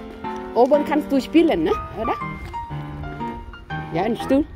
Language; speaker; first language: German; non-native, learner; Thai